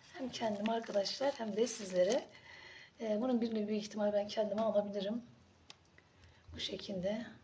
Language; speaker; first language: Turkish; native; Turkish